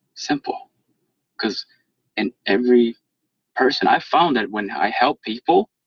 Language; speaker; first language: English; native; English